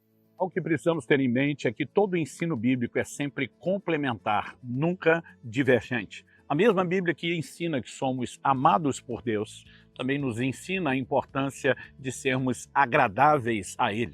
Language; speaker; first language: Portuguese; native; Portuguese